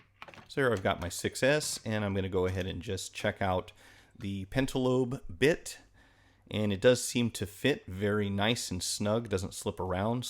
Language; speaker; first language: English; native; English